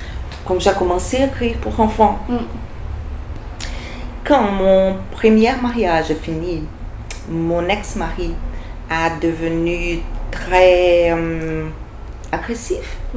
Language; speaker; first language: French; non-native, fluent; Portuguese